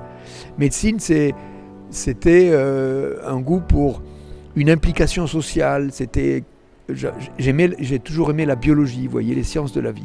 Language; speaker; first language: French; native; French